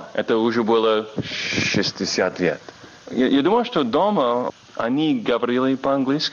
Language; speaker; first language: Russian; non-native, learner; English